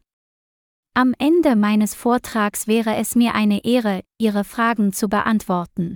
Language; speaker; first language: German; non-native, fluent; Vietnamese